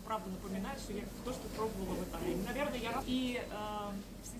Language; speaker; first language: Russian; native; Russian